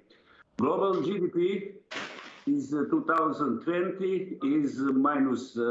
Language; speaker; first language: English; non-native, learner; Serbian